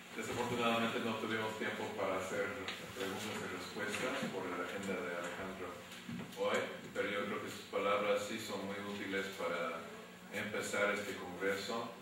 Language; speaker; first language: Spanish; non-native, fluent; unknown